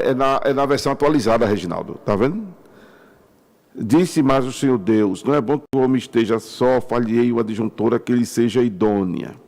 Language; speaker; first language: Portuguese; native; Portuguese